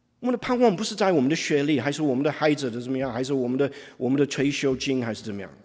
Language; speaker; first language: Chinese; non-native, fluent; English